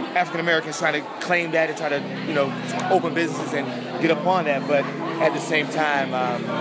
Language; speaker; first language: English; native; English